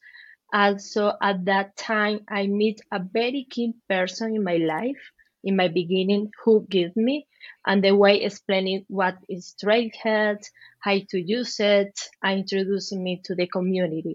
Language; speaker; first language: English; non-native, learner; Spanish